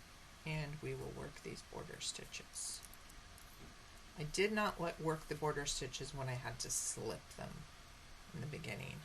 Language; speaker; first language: English; native; English